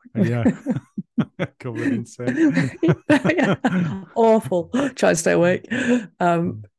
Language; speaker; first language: English; native; English